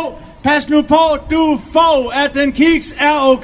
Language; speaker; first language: Danish; native; Danish